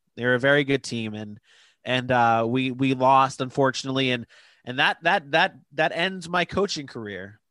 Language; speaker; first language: English; native; English